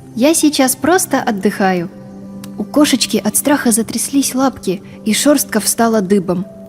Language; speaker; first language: Russian; native; Russian